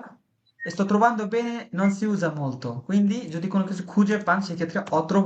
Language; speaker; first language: Italian; non-native, fluent; Bangla